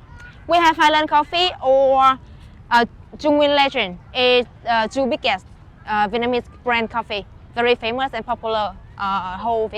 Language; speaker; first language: English; non-native, learner; Vietnamese